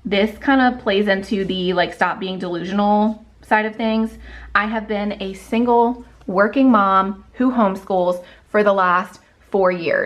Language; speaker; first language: English; native; English